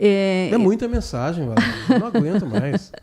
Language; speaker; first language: Portuguese; native; Portuguese